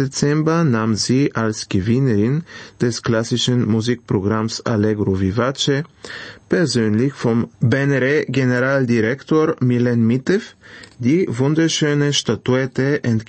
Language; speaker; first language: German; non-native, fluent; Bulgarian